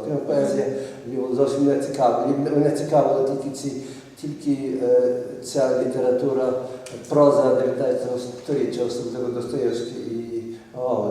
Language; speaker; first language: Ukrainian; early bilingual, heritage; Ukrainian